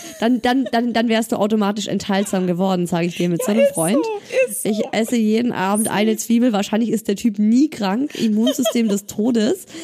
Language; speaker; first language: German; native; German